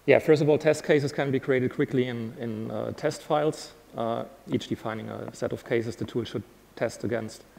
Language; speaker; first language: English; non-native, fluent; German